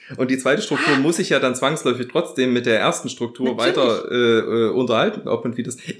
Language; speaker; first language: German; native; German